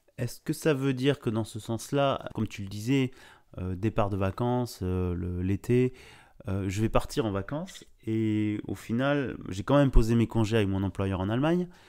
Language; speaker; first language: French; native; French